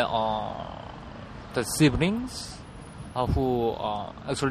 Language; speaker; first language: English; non-native, learner; Korean